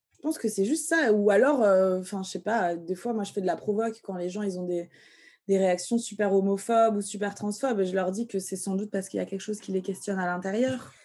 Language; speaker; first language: French; early bilingual, other home language; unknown